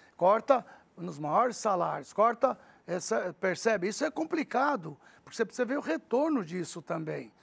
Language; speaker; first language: Portuguese; early bilingual, other home language; Arabic